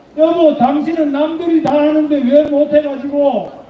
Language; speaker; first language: Korean; native; Korean